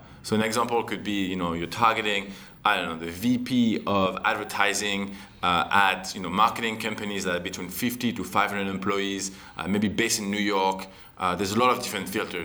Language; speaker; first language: English; non-native, fluent; French